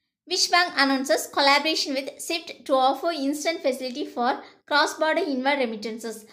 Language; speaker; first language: English; non-native, local second language; Tamil